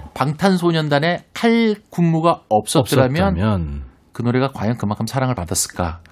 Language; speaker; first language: Korean; native; Korean